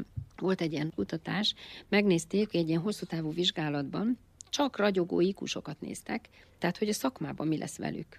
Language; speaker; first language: Hungarian; native; Hungarian